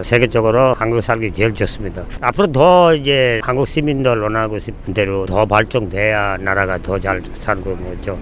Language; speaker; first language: Korean; non-native, learner; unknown